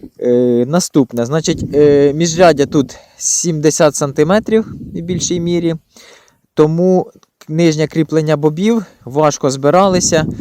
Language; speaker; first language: Ukrainian; native; Ukrainian